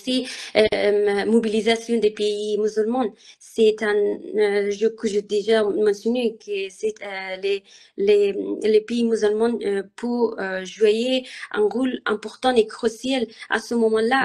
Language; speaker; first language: French; non-native, learner; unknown